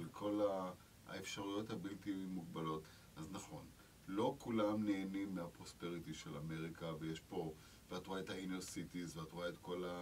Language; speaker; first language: Hebrew; native; Hebrew